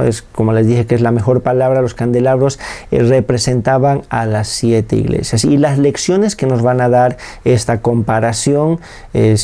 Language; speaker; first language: Spanish; native; Spanish